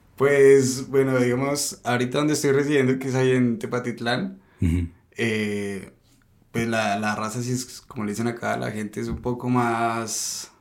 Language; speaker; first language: Spanish; native; Spanish